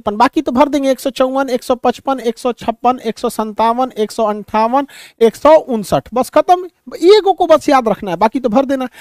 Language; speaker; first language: Hindi; native; Hindi